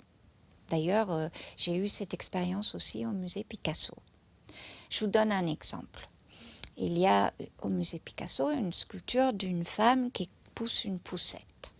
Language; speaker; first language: French; non-native, fluent; German